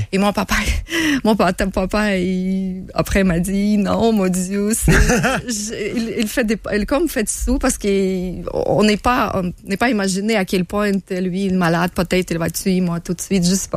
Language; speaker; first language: French; non-native, learner; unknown